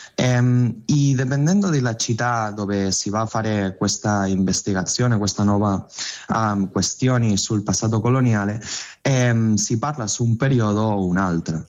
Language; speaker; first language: Italian; non-native, learner; Catalan